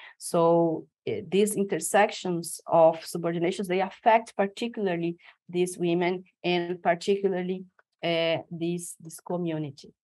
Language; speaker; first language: English; non-native, fluent; Portuguese